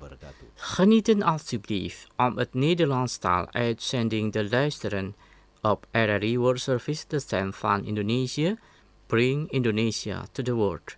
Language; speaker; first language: Dutch; non-native, learner; Indonesian